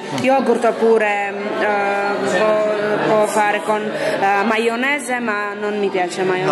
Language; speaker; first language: Italian; non-native, learner; Armenian